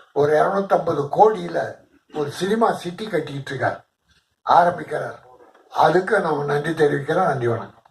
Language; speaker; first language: Tamil; native; Tamil